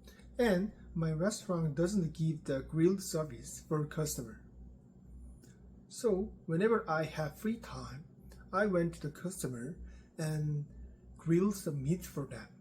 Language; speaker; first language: English; non-native, learner; Korean